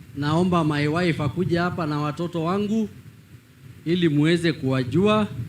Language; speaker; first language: Swahili; non-native, local second language; Masai